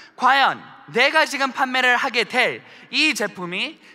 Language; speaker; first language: Korean; early bilingual, heritage; Korean